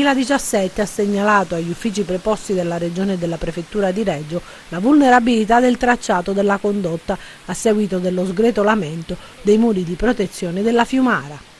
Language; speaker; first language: Italian; native; Italian